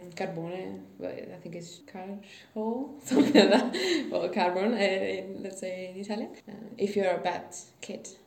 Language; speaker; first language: English; non-native, fluent; Italian